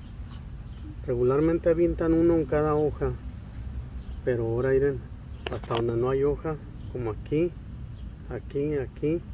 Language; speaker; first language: Spanish; native; Spanish